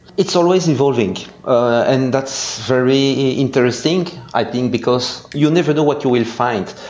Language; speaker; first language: English; non-native, fluent; French